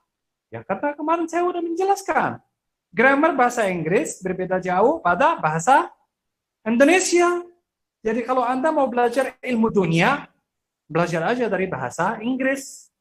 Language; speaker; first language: Indonesian; non-native, fluent; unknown